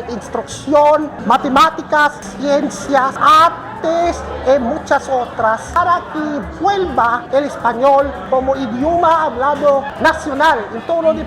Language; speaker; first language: Spanish; non-native, fluent; Filipino